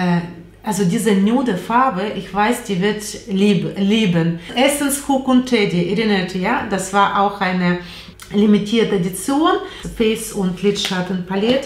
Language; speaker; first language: German; non-native, learner; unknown